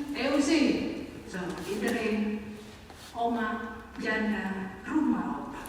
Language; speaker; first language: Dutch; non-native, fluent; Indonesian